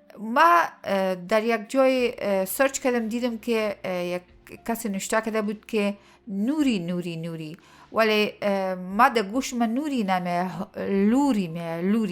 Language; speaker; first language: Persian; native; Persian